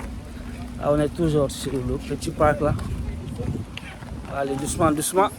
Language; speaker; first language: French; native; French